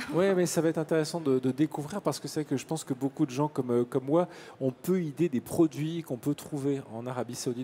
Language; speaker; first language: French; native; French